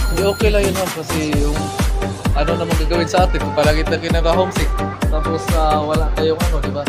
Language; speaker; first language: Filipino; non-native, local second language; Cebuano